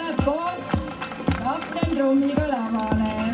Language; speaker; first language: Estonian; native; Estonian